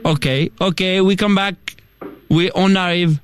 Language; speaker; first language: English; non-native, learner; French